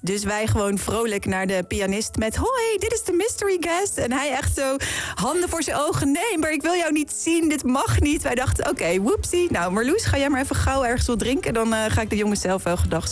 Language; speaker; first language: Dutch; native; Dutch